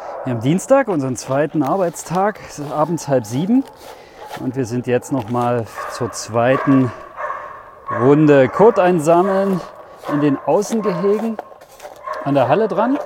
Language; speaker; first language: German; native; German